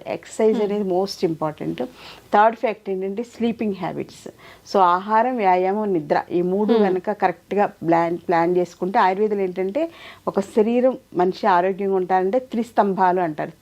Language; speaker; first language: Telugu; native; Telugu